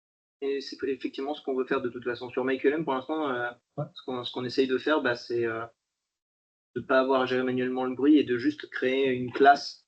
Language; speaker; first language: French; native; French